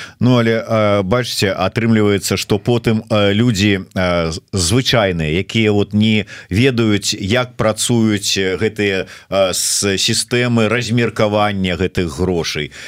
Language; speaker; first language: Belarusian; non-native, local second language; Russian